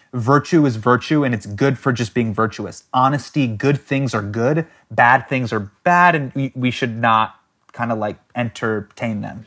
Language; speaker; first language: English; native; English